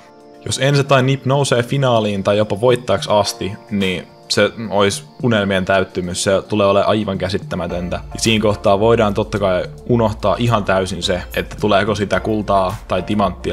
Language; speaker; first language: Finnish; native; Finnish